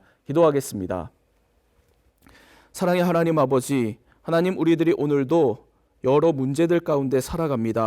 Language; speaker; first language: Korean; native; Korean